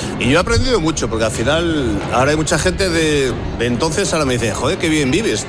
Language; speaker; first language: Spanish; non-native, local second language; Basque